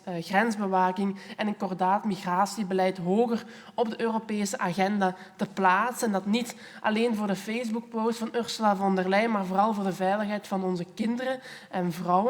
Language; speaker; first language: Dutch; native; Dutch